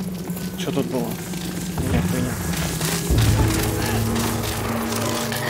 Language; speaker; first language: Russian; native; Russian